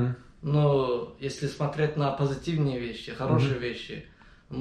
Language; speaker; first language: Russian; non-native, learner; Azerbaijani